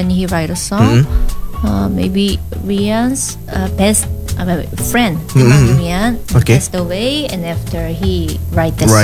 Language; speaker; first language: English; non-native, learner; Korean